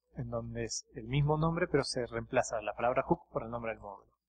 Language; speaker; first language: Spanish; native; Spanish